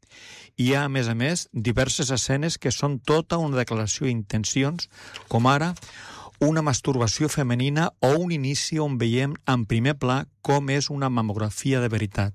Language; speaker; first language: Catalan; native; Catalan